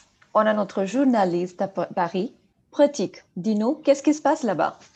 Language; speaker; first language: French; non-native, fluent; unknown